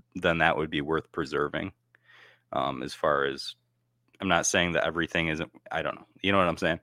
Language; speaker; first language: English; native; English